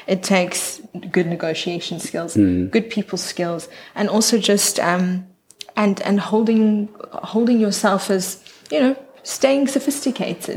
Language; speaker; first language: English; native; English